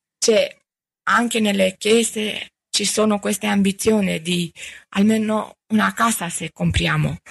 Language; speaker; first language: Italian; non-native, fluent; Romanian